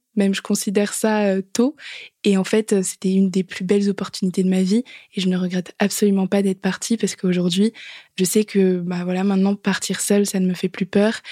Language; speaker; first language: French; native; French